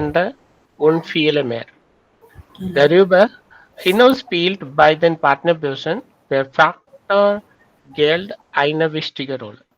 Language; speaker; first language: German; non-native, learner; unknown